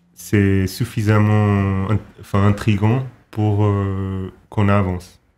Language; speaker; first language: French; non-native, fluent; Portuguese